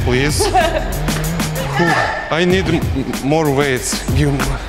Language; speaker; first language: English; non-native, learner; Russian